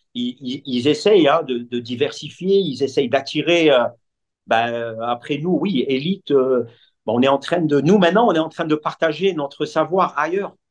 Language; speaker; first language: French; non-native, local second language; Arabic